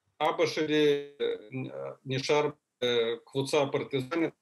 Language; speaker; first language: Hebrew; non-native, fluent; Russian